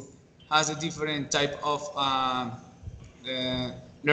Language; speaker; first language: English; non-native, learner; Spanish